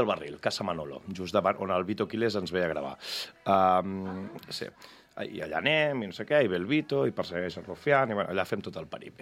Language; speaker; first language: Catalan; native; Catalan